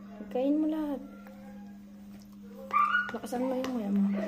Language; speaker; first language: Filipino; native; Filipino